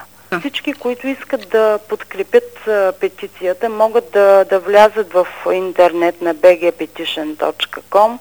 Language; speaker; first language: Bulgarian; native; Bulgarian